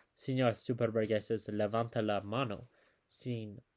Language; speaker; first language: Spanish; non-native, learner; English